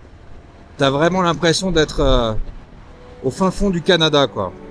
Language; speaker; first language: French; native; French